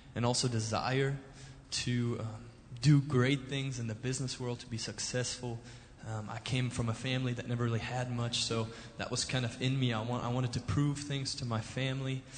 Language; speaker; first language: English; early bilingual, other home language; German